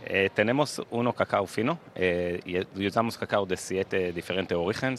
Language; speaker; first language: Spanish; non-native, learner; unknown